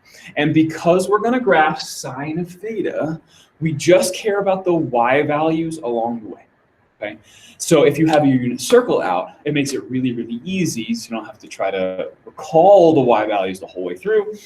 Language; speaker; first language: English; native; English